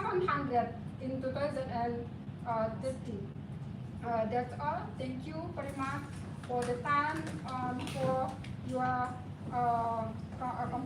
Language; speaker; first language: English; non-native, fluent; Indonesian